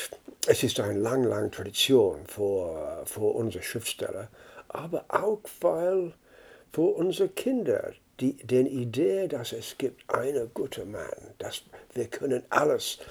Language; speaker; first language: German; non-native, learner; English